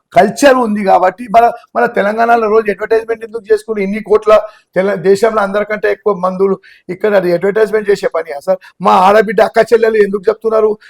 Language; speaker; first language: Telugu; non-native, local second language; Gujarati